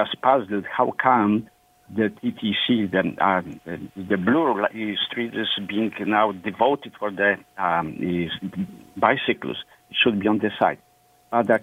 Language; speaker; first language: English; non-native, fluent; Polish